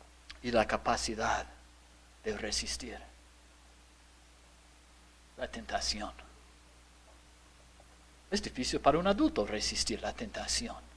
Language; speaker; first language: Spanish; non-native, fluent; English